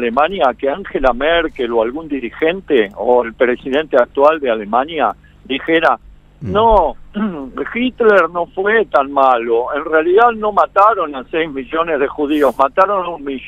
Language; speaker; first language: Spanish; native; Spanish